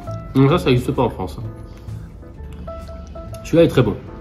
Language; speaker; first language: French; native; French